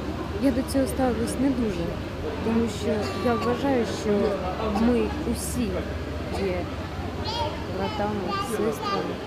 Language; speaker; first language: Ukrainian; non-native, local second language; Russian